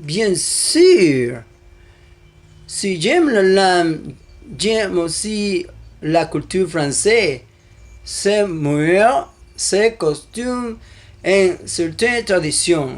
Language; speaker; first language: French; non-native, learner; Spanish